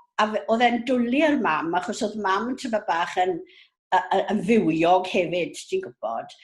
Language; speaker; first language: Welsh; native; Welsh